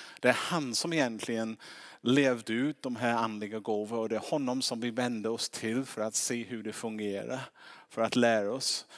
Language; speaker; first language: Swedish; non-native, fluent; English